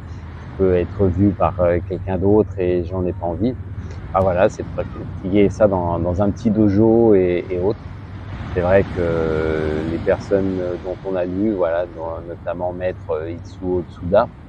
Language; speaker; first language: French; native; French